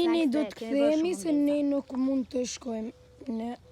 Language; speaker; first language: Albanian; early bilingual, heritage; Albanian